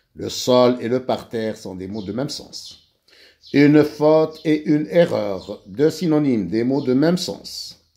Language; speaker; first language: French; non-native, local second language; Arabic